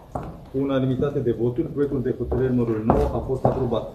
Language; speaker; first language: Romanian; native; Romanian